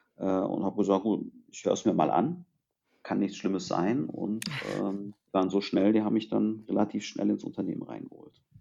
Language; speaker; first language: German; early bilingual, other home language; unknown